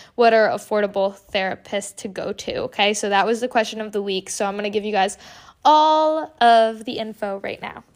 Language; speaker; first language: English; early bilingual, other home language; Portuguese